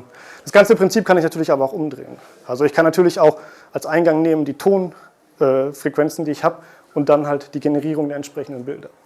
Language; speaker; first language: German; native; German